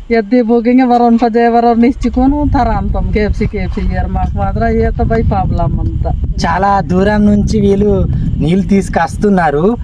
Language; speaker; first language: Telugu; native; Telugu